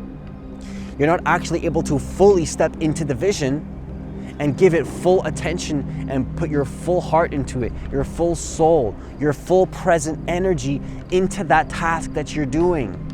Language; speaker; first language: English; native; English